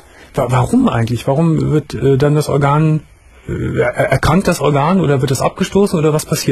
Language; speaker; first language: German; native; German